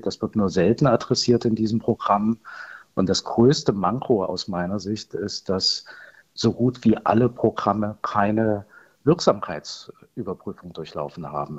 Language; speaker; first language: German; native; German